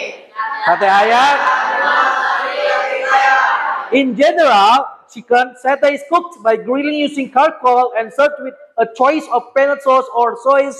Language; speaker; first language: English; non-native, learner; Indonesian